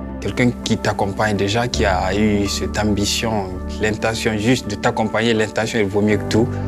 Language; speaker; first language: French; non-native, local second language; Fula